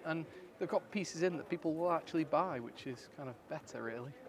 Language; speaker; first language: English; native; English